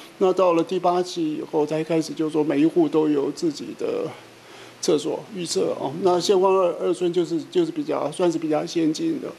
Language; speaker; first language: Chinese; native; Chinese